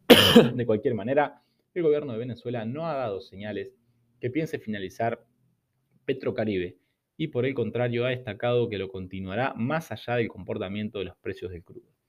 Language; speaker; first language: Spanish; native; Spanish